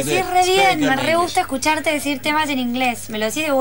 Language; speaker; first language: Spanish; native; Spanish